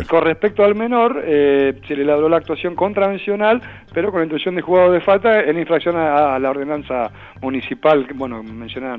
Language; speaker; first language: Spanish; native; Spanish